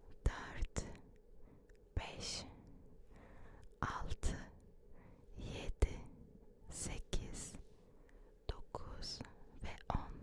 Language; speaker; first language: Turkish; early bilingual, heritage; Turkish